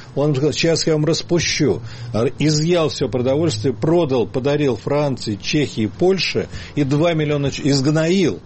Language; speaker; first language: Russian; native; Russian